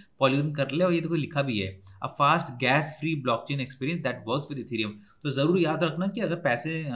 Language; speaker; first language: Hindi; native; Hindi